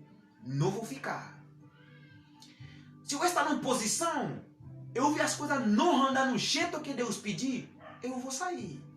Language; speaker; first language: Portuguese; non-native, learner; Haitian Creole